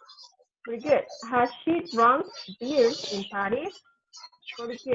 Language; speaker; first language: English; non-native, fluent; Spanish